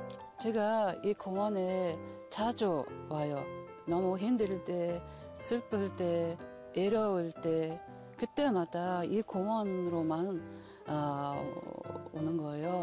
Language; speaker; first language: Korean; non-native, learner; Mongolian